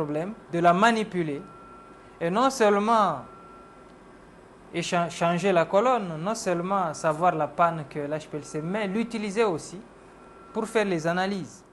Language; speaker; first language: French; non-native, local second language; Kinyarwanda